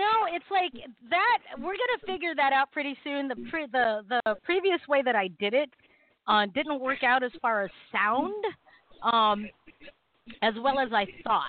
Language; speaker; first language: English; native; English